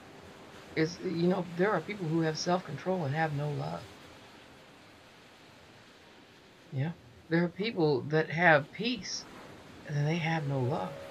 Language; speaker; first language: English; native; English